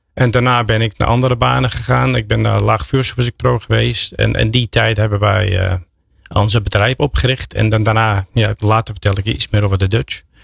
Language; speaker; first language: Dutch; non-native, fluent; English